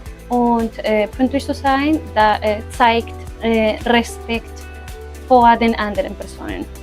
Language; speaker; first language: German; non-native, fluent; Spanish